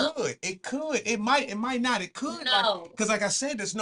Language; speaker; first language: English; native; English